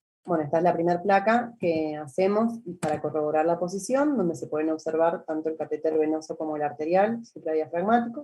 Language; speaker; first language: Spanish; native; Spanish